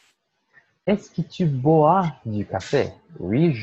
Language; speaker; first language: French; non-native, fluent; Portuguese